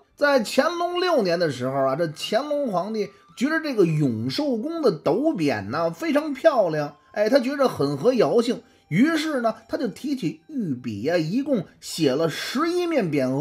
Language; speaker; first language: Chinese; native; Chinese